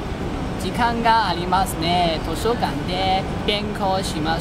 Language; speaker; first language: Japanese; non-native, learner; Cantonese